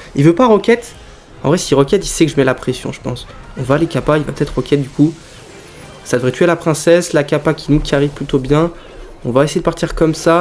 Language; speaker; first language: French; native; French